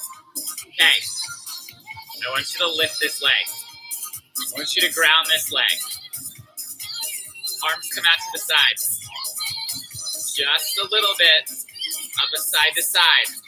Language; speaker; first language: English; native; English